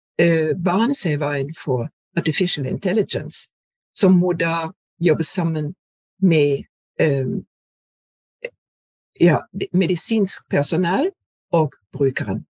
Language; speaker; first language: Norwegian; non-native, fluent; German